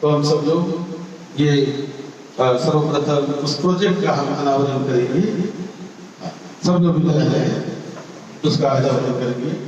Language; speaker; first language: Hindi; non-native, local second language; Marathi